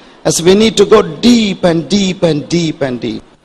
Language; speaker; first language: English; non-native, local second language; Urdu